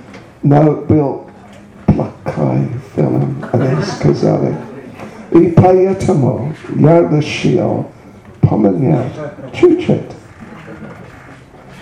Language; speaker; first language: Russian; non-native, learner; English